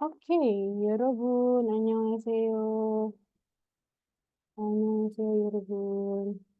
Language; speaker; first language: Korean; non-native, fluent; Indonesian